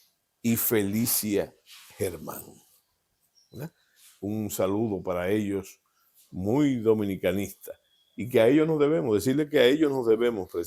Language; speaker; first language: Spanish; native; Spanish